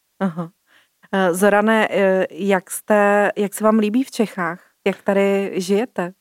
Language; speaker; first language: Czech; native; Czech